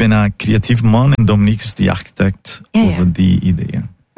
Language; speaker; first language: Dutch; non-native, learner; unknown